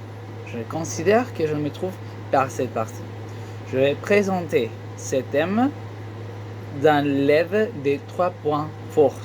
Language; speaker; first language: French; non-native, learner; Spanish